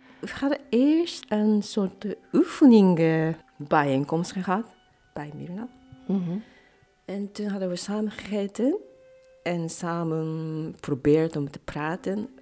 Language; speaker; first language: Dutch; non-native, learner; Japanese